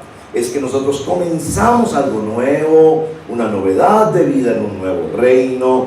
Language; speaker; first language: Spanish; native; Spanish